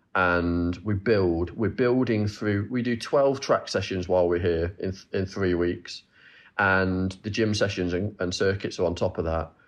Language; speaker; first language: English; native; English